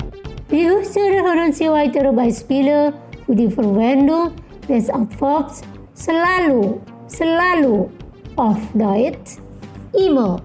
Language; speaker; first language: German; non-native, fluent; Indonesian